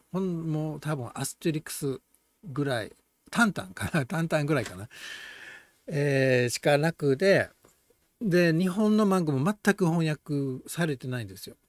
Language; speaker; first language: Japanese; non-native, fluent; English